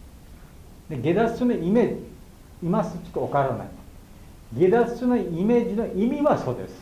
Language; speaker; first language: Japanese; non-native, learner; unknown